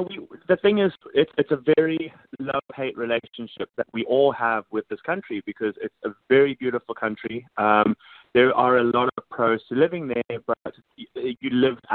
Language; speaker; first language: English; native; English